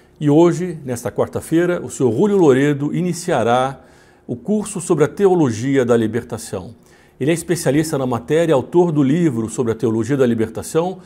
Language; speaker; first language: Portuguese; native; Portuguese